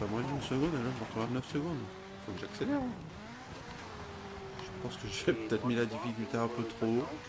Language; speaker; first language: French; native; French